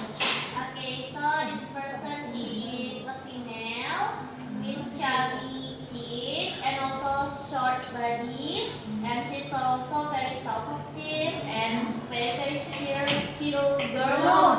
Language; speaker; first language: English; non-native, learner; Indonesian